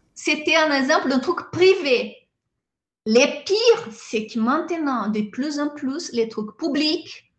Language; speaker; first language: French; non-native, fluent; Portuguese